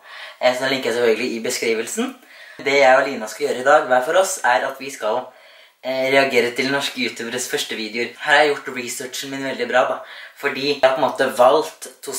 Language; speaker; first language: Norwegian; native; Norwegian